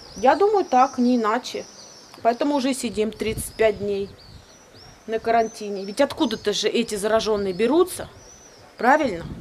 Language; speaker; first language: Russian; native; Russian